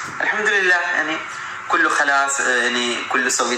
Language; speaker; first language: Arabic; non-native, learner; Malayalam